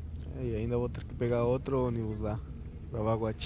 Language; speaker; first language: Portuguese; non-native, fluent; Spanish